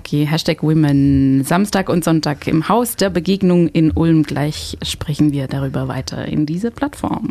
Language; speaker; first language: German; non-native, fluent; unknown